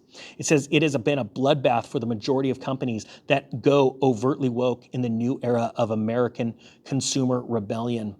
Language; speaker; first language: English; native; English